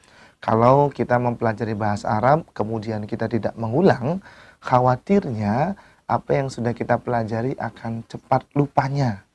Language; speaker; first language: Indonesian; native; Indonesian